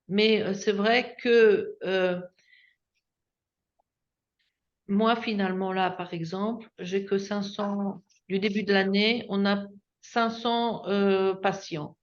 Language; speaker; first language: French; non-native, fluent; Polish